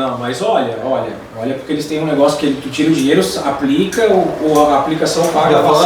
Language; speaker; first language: Portuguese; native; Portuguese